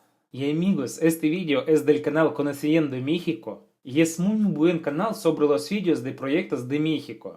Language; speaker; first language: Spanish; non-native, fluent; Russian